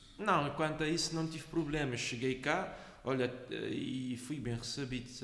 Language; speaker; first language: Portuguese; non-native, local second language; Kabuverdianu